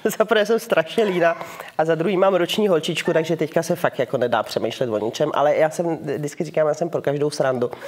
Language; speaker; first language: Czech; early bilingual, heritage; Czech